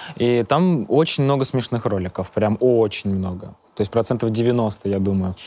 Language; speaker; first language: Russian; native; Russian